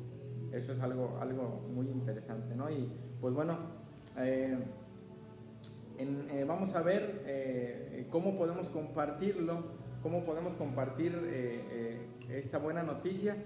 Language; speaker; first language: Spanish; native; Spanish